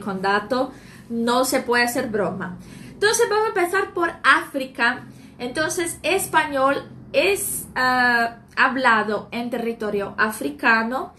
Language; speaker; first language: Spanish; non-native, fluent; Portuguese